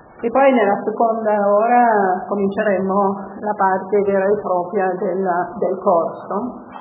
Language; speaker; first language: Italian; non-native, fluent; French